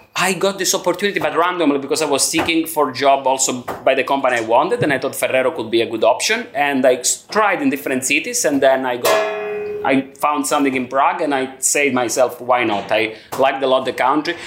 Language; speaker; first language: English; non-native, learner; Italian